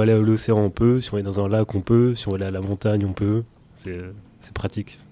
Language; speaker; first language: French; native; French